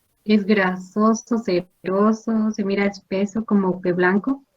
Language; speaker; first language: Spanish; native; Spanish